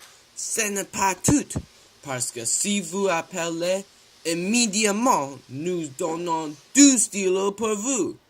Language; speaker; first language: French; non-native, learner; English